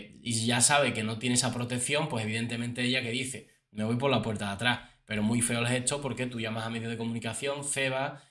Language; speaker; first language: Spanish; native; Spanish